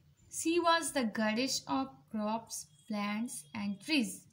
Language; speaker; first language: English; non-native, local second language; Bangla